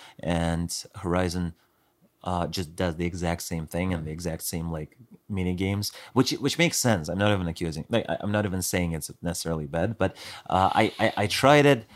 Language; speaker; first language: English; non-native, fluent; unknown